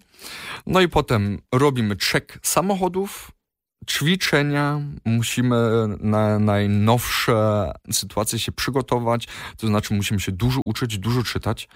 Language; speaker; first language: Polish; early bilingual, heritage; Polish